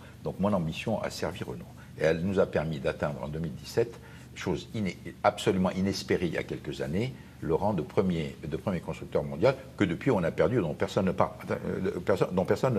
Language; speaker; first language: French; non-native, local second language; Arabic